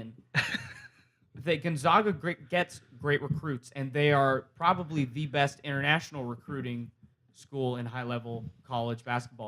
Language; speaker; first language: English; native; English